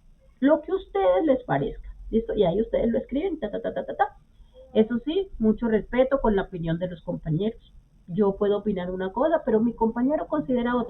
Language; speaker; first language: Spanish; native; Spanish